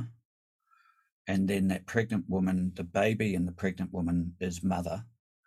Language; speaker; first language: English; native; English